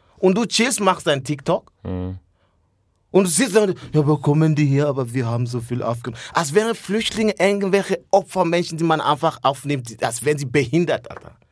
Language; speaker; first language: German; early bilingual, other home language; Rundi